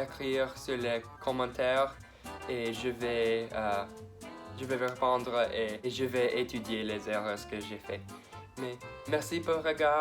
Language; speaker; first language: French; non-native, learner; English